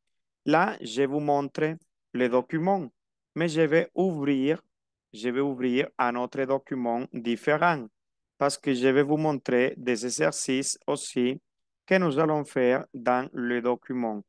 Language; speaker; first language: French; non-native, fluent; Spanish